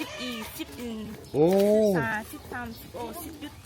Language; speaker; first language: Korean; non-native, learner; Vietnamese